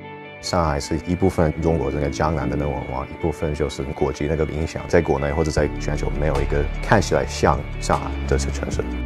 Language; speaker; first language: Chinese; early bilingual, heritage; English